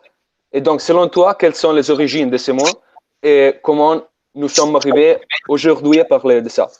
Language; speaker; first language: French; non-native, fluent; Italian